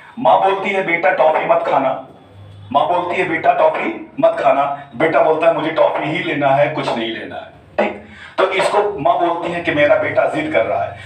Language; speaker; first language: Urdu; native; Urdu